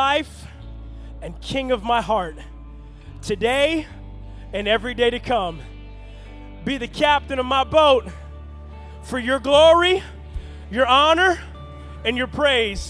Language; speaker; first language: English; native; English